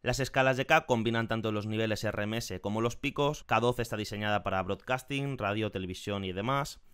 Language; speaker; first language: Spanish; native; Spanish